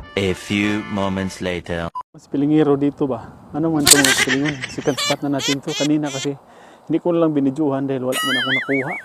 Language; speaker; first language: Filipino; non-native, local second language; Cebuano